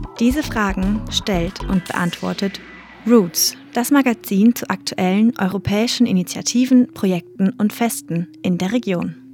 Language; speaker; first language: German; native; German